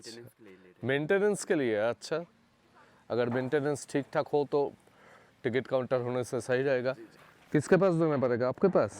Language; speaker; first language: Hindi; non-native, local second language; Bangla